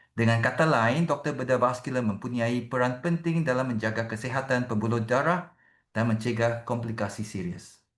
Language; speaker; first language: Malay; non-native, local second language; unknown